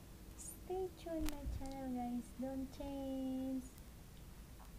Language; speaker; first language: English; non-native, local second language; Cebuano